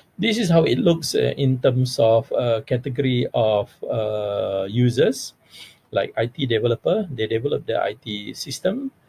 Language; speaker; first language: English; non-native, local second language; Malay